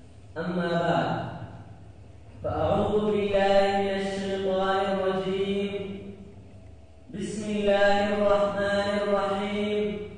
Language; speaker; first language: Arabic; non-native, fluent; Urdu